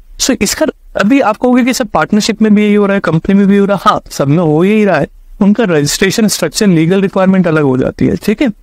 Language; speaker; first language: Hindi; native; Hindi